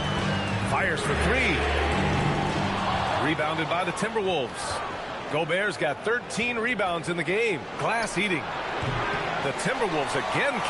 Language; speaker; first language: English; native; English